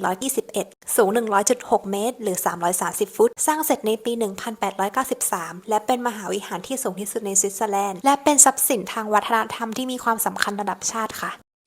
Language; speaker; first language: Thai; native; Thai